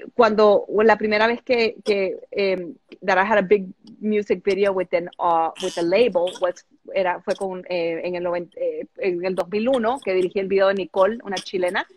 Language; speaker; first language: Spanish; native; Spanish